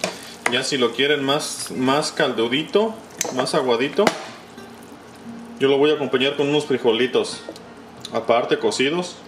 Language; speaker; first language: Spanish; native; Spanish